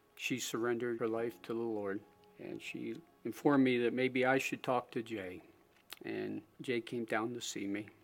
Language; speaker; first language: English; native; English